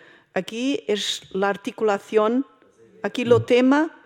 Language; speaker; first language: Spanish; non-native, fluent; Portuguese